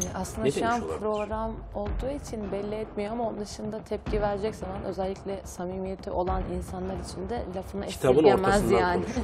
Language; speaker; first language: Turkish; native; Turkish